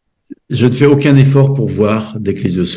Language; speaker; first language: French; native; French